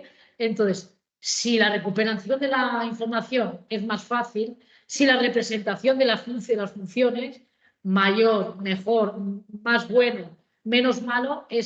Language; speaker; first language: Spanish; native; Spanish